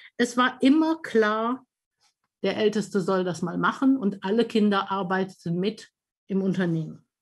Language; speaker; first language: German; native; German